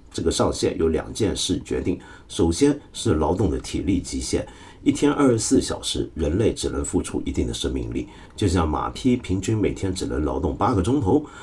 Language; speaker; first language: Chinese; early bilingual, other home language; Cantonese